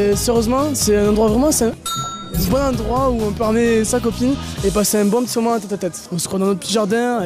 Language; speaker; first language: French; native; French